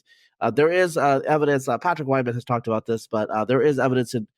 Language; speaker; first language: English; native; English